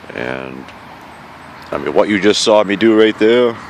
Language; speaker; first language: English; native; English